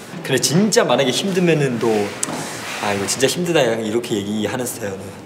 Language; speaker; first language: Korean; non-native, fluent; Chinese